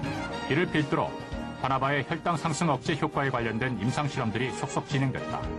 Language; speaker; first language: Korean; native; Korean